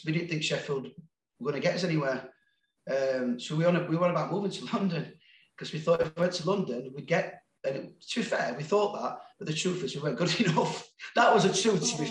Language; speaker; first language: English; native; English